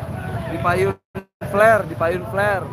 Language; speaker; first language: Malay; non-native, local second language; Sundanese